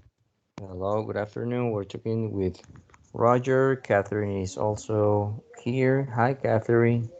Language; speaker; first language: English; non-native, fluent; Spanish